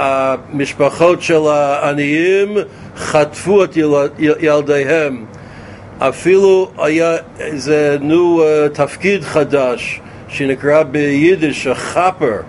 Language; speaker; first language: Hebrew; non-native, fluent; English